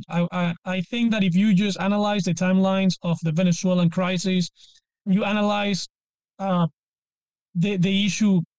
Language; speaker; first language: English; non-native, fluent; Spanish